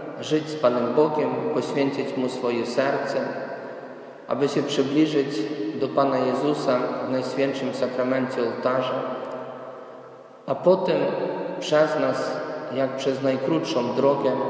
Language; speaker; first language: Polish; non-native, fluent; Ukrainian